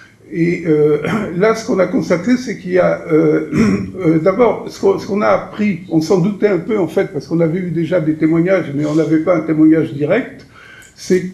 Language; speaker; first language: French; native; French